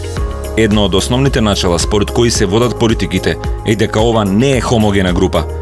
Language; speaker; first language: Macedonian; native; Macedonian